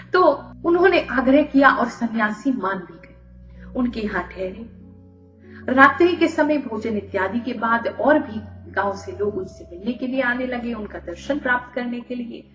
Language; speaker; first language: Hindi; native; Hindi